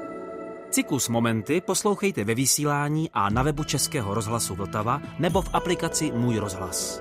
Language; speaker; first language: Czech; native; Czech